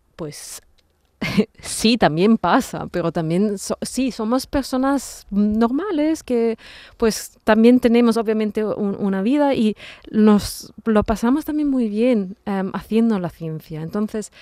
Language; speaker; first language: Spanish; non-native, fluent; German